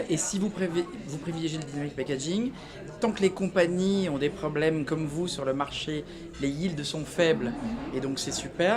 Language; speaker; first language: French; native; French